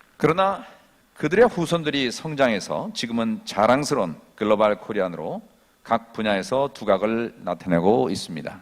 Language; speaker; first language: Korean; native; Korean